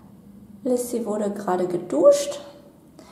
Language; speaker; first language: German; native; German